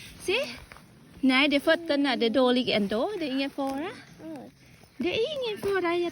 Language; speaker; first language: Swedish; non-native, learner; Thai